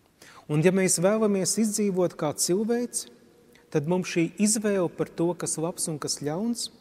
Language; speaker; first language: Latvian; native; Latvian